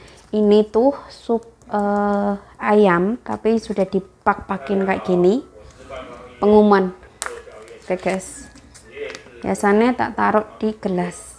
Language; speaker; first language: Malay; non-native, local second language; Javanese